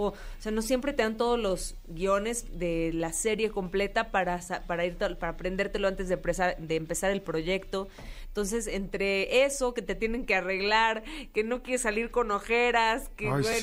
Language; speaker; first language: Spanish; native; Spanish